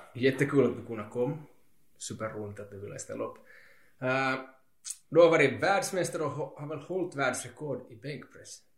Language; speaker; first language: Swedish; native; Swedish